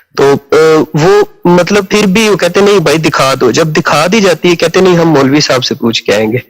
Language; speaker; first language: Urdu; native; Urdu